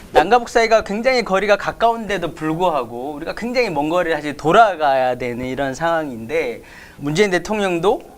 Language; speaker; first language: Korean; native; Korean